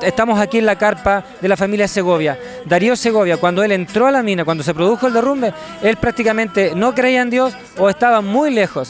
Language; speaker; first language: Spanish; native; Spanish